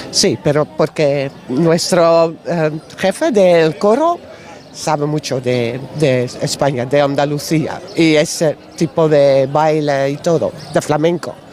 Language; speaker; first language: Spanish; non-native, learner; Dutch